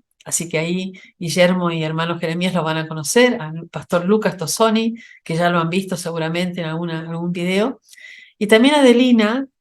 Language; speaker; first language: Spanish; native; Spanish